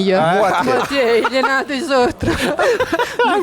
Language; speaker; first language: French; non-native, learner; Italian